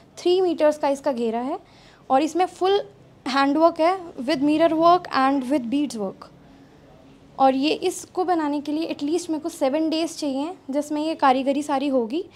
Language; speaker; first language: Hindi; non-native, local second language; Punjabi